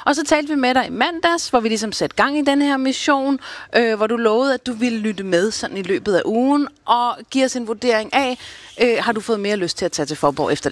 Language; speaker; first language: Danish; native; Danish